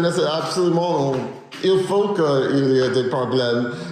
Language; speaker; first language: French; non-native, learner; English